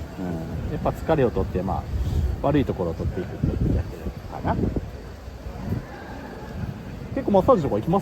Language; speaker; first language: Japanese; native; Japanese